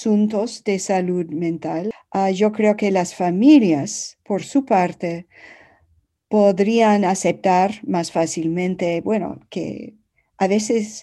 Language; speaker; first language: Spanish; non-native, fluent; English